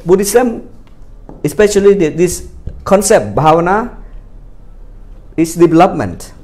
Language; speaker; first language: English; non-native, fluent; Khmer